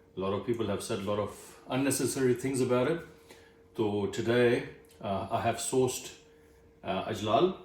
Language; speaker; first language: English; non-native, local second language; Urdu